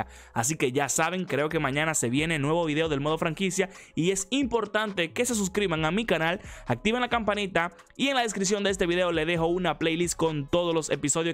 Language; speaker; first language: Spanish; native; Spanish